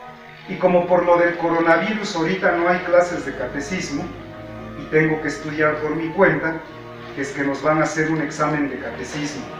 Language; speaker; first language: Spanish; native; Spanish